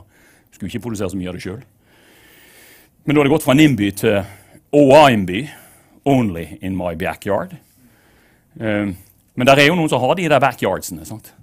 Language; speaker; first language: Norwegian; native; Norwegian